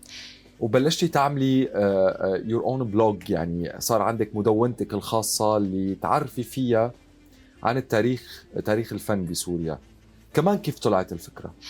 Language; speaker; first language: Arabic; native; Arabic